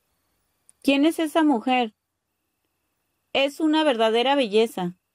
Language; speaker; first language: Spanish; native; Spanish